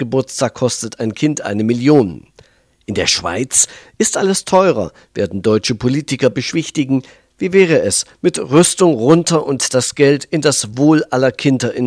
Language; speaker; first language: German; native; German